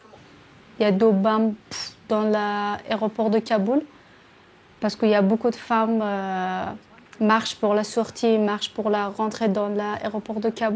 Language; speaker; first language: French; non-native, learner; Persian